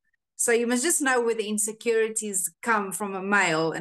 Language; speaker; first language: English; non-native, local second language; Afrikaans